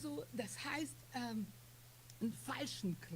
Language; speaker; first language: German; non-native, fluent; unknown